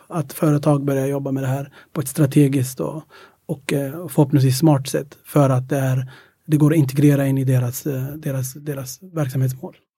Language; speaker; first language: Swedish; early bilingual, other home language; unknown